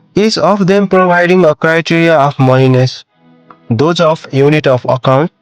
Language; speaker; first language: English; non-native, local second language; Nepali